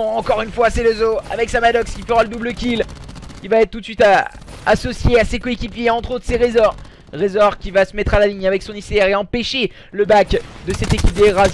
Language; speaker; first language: French; native; French